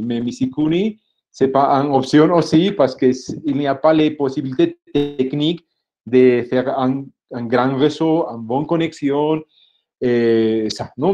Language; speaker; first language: French; non-native, fluent; Spanish